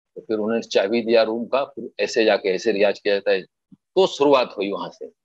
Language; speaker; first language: Hindi; native; Hindi